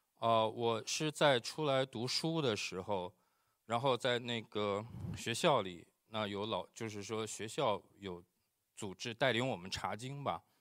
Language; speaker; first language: Chinese; native; Chinese